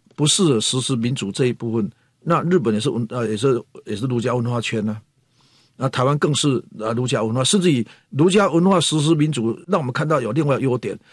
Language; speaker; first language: Chinese; native; Chinese